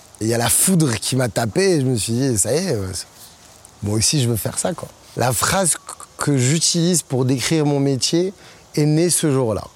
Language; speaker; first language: French; non-native, local second language; Arabic